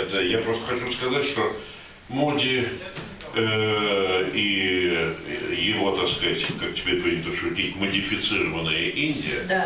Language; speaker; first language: Russian; native; Russian